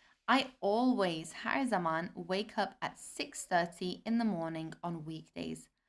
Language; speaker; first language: English; non-native, fluent; Turkish